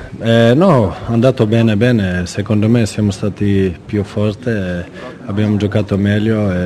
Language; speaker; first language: Italian; non-native, learner; Swedish